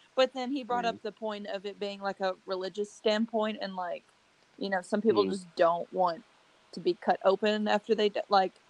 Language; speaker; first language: English; native; English